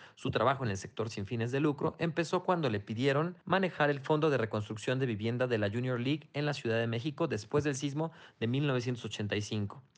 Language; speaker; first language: Spanish; native; Spanish